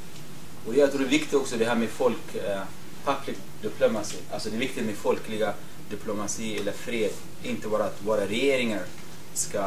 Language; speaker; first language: Swedish; non-native, fluent; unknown